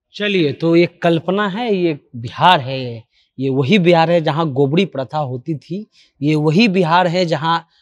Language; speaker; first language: Hindi; native; Hindi